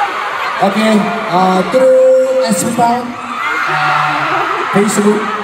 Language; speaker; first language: English; non-native, learner; Korean